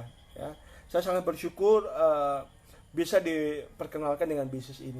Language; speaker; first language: Indonesian; native; Indonesian